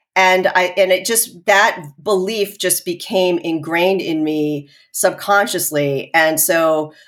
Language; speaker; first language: English; early bilingual, other home language; Chinese